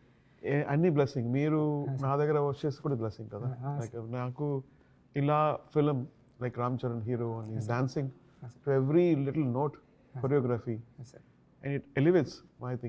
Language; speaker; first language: Telugu; non-native, learner; Tamil